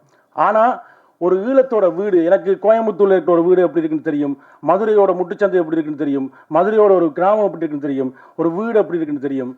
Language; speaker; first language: Tamil; native; Tamil